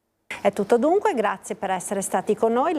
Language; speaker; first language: Italian; native; Italian